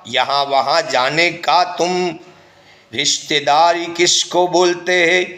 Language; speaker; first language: Hindi; non-native, local second language; Gujarati